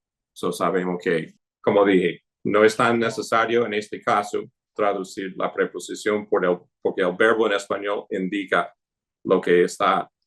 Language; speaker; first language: Spanish; non-native, fluent; English